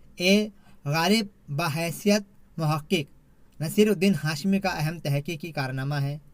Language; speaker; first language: Urdu; native; Urdu